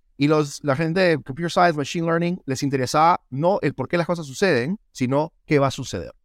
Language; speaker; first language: Spanish; native; Spanish